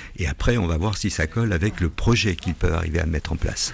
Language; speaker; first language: French; native; French